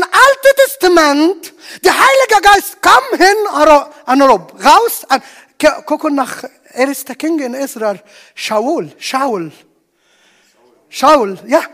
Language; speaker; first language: German; non-native, learner; Arabic